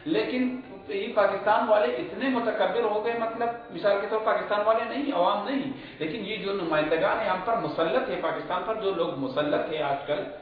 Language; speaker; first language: Urdu; non-native, local second language; Pashto